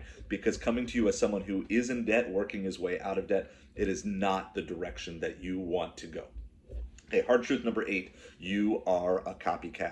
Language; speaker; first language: English; native; English